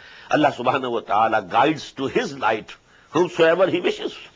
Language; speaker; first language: English; non-native, local second language; Urdu